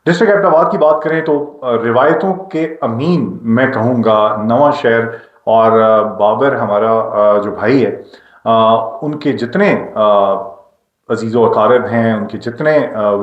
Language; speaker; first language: Urdu; non-native, local second language; Northern Hindko